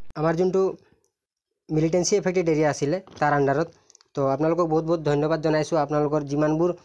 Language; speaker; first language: Assamese; non-native, local second language; Sadri